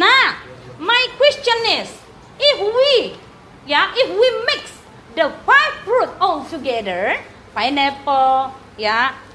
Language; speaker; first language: English; non-native, learner; Indonesian